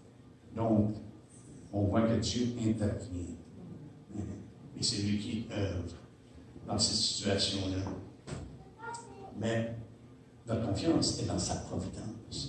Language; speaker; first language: French; native; French